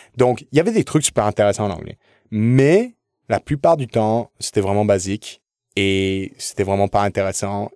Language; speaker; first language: French; early bilingual, other home language; English